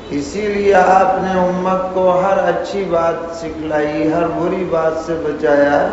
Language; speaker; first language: Urdu; native; Urdu